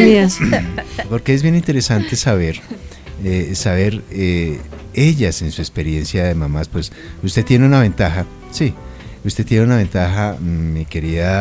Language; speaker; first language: Spanish; native; Spanish